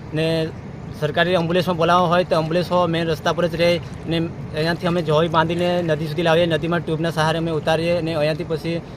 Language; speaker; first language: Gujarati; non-native, local second language; Gamit